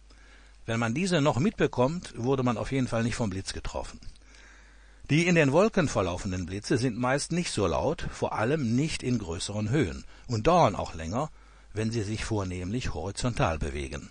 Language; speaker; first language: German; native; German